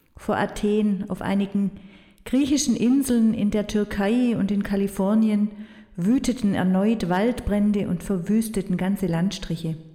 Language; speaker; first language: German; native; German